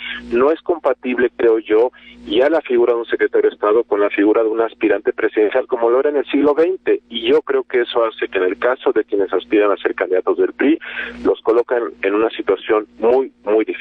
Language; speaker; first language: Spanish; native; Spanish